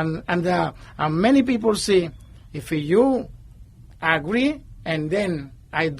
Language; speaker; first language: English; non-native, learner; Spanish